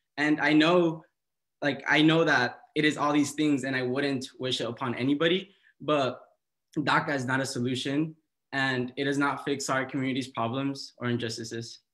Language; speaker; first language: English; early bilingual, other home language; Spanish